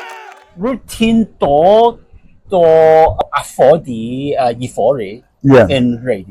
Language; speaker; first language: Welsh; non-native, learner; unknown